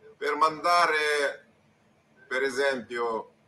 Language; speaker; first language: Italian; non-native, learner; Ukrainian